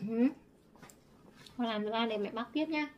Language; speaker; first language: Vietnamese; native; Vietnamese